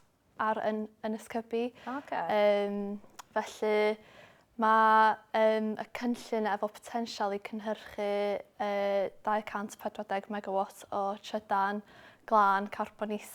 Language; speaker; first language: Welsh; non-native, local second language; English